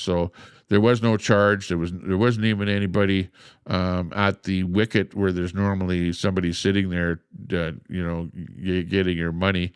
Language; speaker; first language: English; native; English